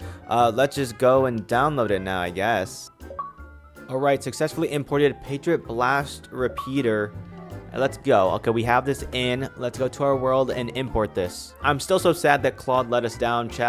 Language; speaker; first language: English; native; English